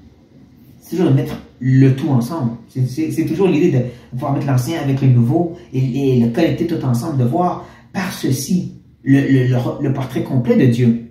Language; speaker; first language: French; native; French